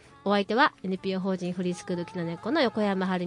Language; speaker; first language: Japanese; native; Japanese